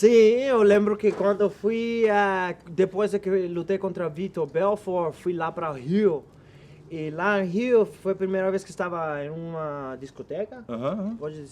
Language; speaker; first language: Portuguese; non-native, learner; Spanish